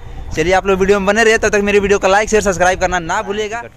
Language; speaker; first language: Hindi; native; Hindi